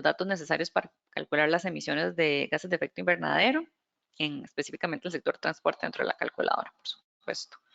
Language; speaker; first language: Spanish; native; Spanish